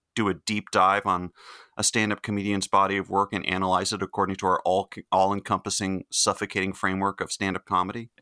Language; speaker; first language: English; native; English